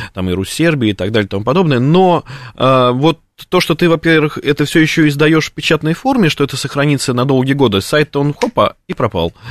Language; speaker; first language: Russian; native; Russian